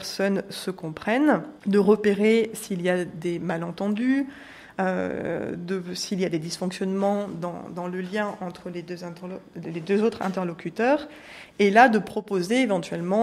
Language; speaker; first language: French; native; French